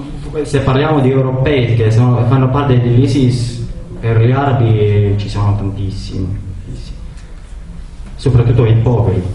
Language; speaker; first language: Italian; non-native, learner; Arabic